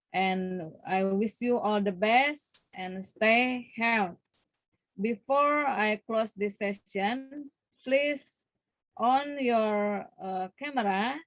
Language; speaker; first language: English; non-native, learner; Indonesian